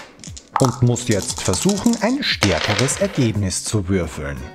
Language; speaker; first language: German; native; German